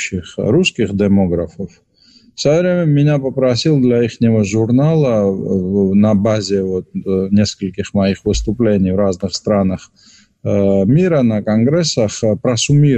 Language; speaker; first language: Russian; non-native, local second language; Georgian